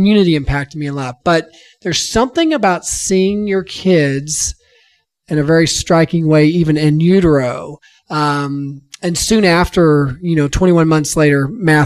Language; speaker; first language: English; native; English